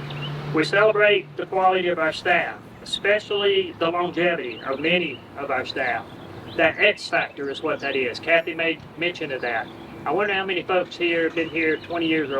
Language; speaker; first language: English; native; English